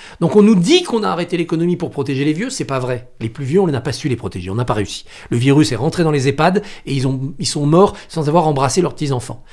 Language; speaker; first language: French; native; French